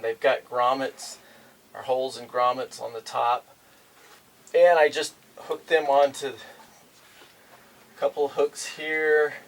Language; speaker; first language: English; native; English